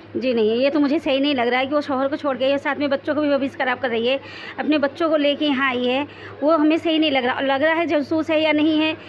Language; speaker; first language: Hindi; native; Hindi